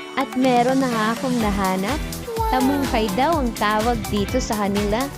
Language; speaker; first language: Filipino; non-native, local second language; Waray